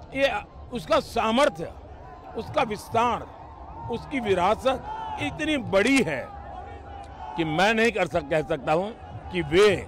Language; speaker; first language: Hindi; non-native, local second language; Gujarati